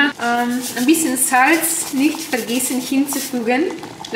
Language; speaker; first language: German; non-native, learner; Slovenian